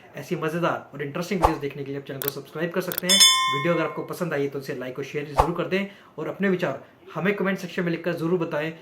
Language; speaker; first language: Hindi; native; Hindi